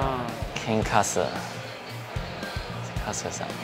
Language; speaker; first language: Japanese; non-native, fluent; Cantonese